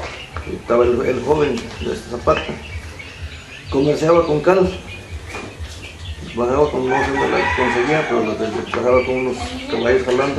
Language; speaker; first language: Spanish; native; Spanish